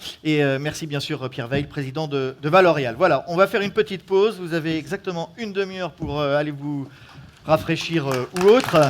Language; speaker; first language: French; native; French